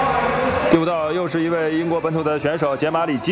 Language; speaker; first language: Chinese; native; Chinese